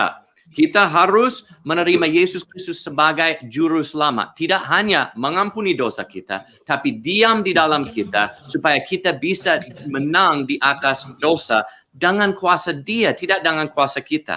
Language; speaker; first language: Indonesian; non-native, learner; English